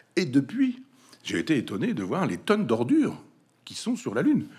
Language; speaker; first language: French; native; French